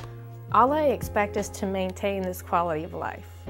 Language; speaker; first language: English; native; English